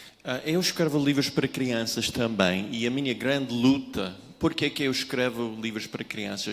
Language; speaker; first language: Portuguese; non-native, fluent; English